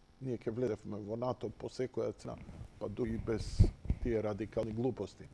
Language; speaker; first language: Macedonian; native; Macedonian